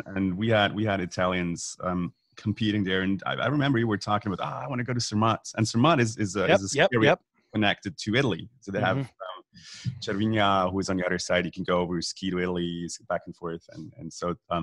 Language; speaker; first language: English; non-native, fluent; Swiss German